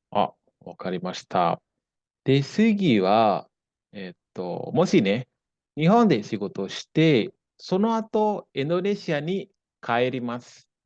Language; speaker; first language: Japanese; non-native, fluent; Indonesian